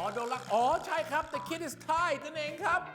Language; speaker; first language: Thai; native; Thai